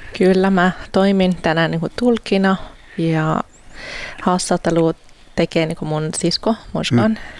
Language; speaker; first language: Finnish; non-native, fluent; Persian